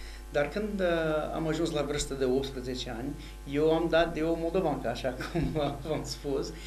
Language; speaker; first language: Romanian; non-native, fluent; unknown